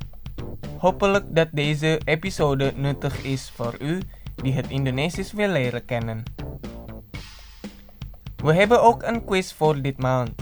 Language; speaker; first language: Dutch; non-native, fluent; Indonesian